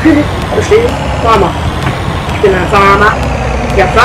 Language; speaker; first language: German; native; German